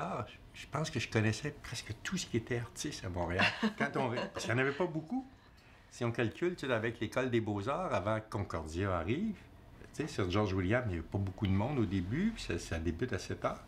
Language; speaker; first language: French; native; French